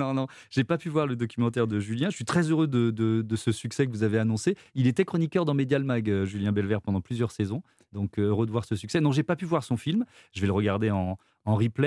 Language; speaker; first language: French; native; French